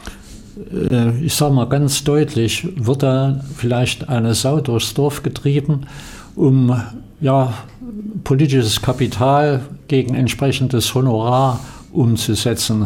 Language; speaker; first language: German; native; German